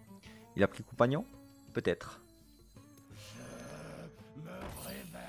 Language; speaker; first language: French; native; French